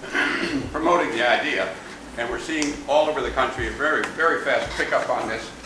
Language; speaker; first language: English; native; English